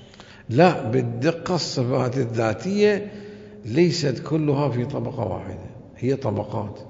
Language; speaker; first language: Arabic; native; Arabic